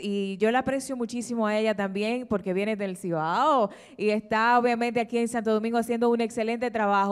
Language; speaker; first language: Spanish; native; Spanish